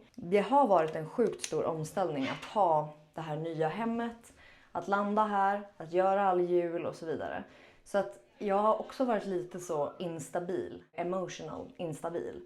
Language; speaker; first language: Swedish; native; Swedish